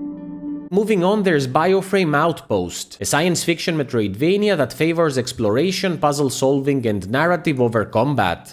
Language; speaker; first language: English; native; English